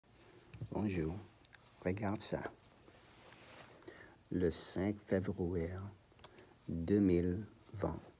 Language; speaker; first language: French; non-native, learner; English